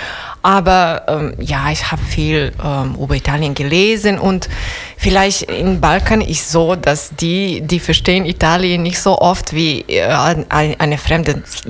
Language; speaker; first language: German; non-native, fluent; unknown